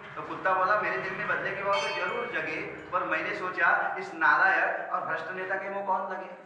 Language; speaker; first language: Hindi; non-native, local second language; Marathi